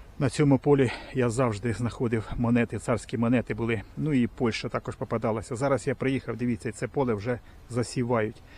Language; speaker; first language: Ukrainian; native; Ukrainian